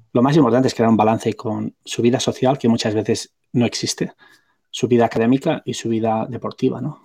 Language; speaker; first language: Spanish; non-native, local second language; Catalan